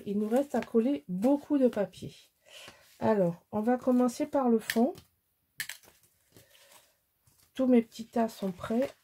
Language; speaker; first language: French; native; French